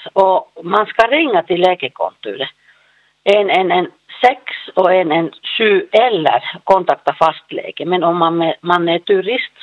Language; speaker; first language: Swedish; non-native, learner; Finnish